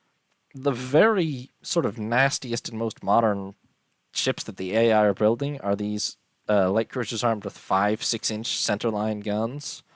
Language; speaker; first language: English; native; English